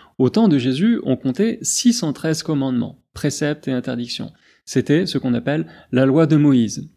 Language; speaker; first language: French; native; French